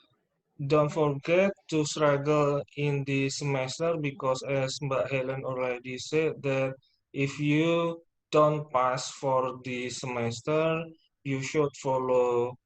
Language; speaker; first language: English; non-native, fluent; Indonesian